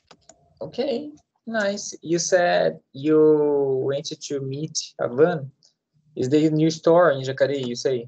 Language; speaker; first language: English; non-native, learner; Portuguese